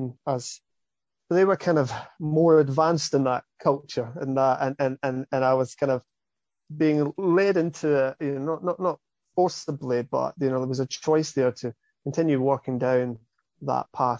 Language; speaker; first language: English; native; English